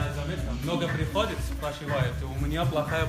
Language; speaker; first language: Russian; non-native, local second language; Georgian